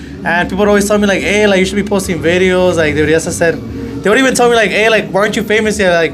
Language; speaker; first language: English; early bilingual, other home language; Spanish